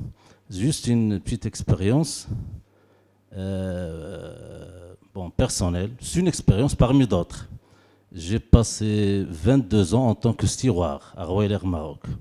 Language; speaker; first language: French; non-native, local second language; Arabic